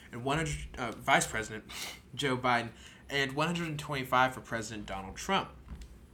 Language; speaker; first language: English; native; English